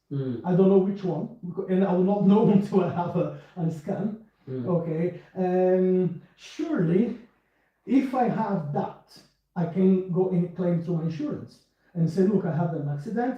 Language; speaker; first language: English; non-native, fluent; Portuguese